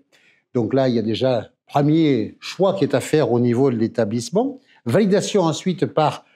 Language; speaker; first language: French; native; French